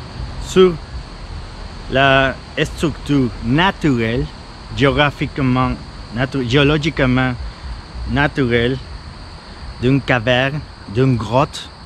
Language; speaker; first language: French; non-native, fluent; Spanish